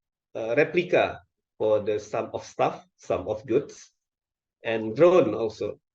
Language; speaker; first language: English; non-native, local second language; Indonesian